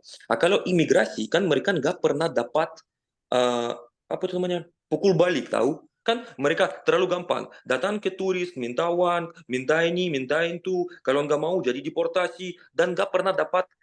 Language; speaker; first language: Indonesian; non-native, fluent; Russian